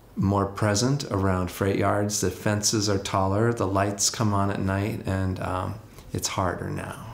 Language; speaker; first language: English; native; English